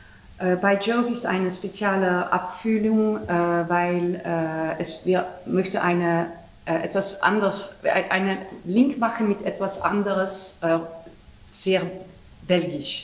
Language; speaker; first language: German; non-native, learner; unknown